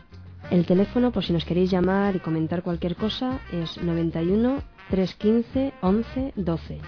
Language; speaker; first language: Spanish; native; Spanish